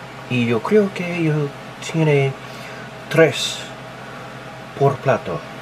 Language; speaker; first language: Spanish; non-native, learner; English